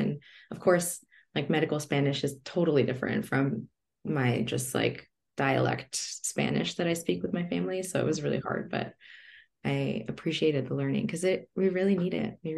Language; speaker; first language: English; early bilingual, other home language; Spanish